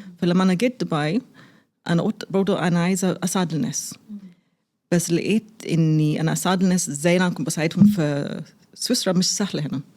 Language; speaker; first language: Egyptian Arabic; early bilingual, heritage; Arabic